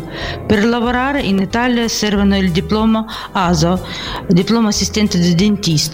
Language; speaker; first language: Italian; non-native, learner; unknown